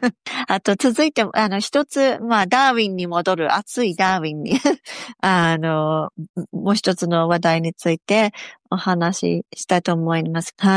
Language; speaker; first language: Japanese; native; Japanese